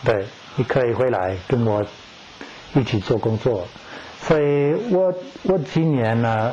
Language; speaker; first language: Chinese; non-native, fluent; English